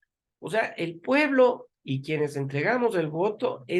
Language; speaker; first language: Spanish; native; Spanish